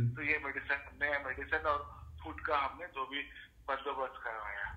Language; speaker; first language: Hindi; non-native, local second language; Urdu